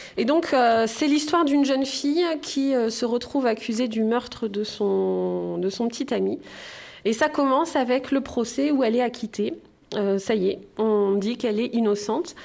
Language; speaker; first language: French; native; French